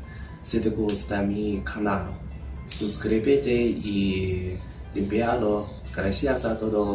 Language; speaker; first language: Spanish; non-native, learner; Chinese